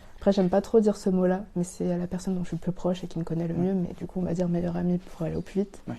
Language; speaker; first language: French; native; French